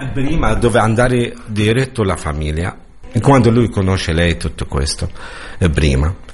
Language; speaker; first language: Italian; non-native, learner; Arabic